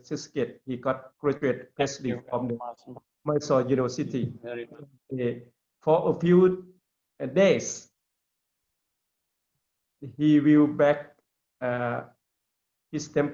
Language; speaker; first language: English; non-native, learner; Lao